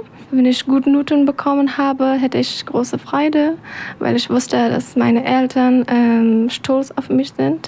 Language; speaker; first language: German; non-native, learner; Persian